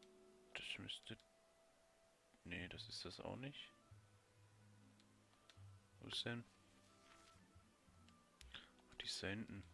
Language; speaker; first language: German; native; German